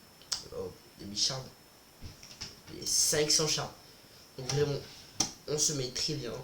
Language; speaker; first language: French; native; French